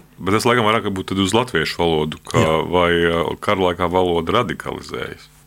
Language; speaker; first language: Latvian; native; Latvian